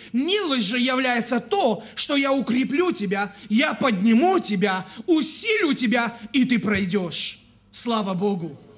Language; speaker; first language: Russian; non-native, local second language; Armenian